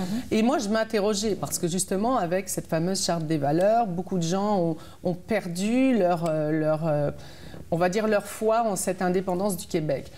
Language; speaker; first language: French; native; French